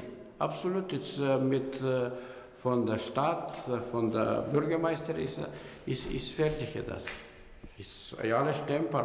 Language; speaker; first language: German; non-native, learner; Bulgarian